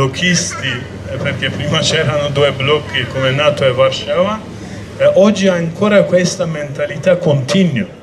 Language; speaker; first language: Italian; non-native, learner; Kurdish